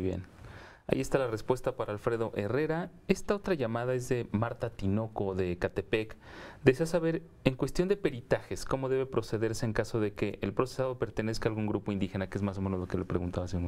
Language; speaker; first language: Spanish; native; Spanish